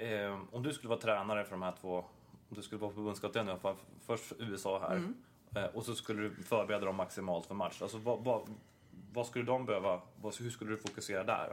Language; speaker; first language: Swedish; native; Swedish